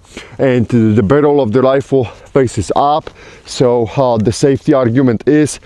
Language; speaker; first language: English; non-native, fluent; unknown